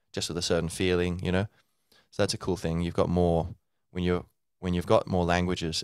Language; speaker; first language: English; native; English